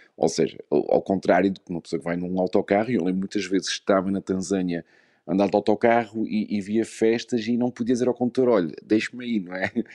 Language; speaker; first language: Portuguese; native; Portuguese